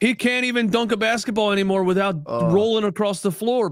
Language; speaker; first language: English; native; English